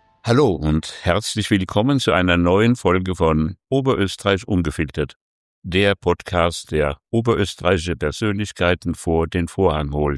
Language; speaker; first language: German; native; German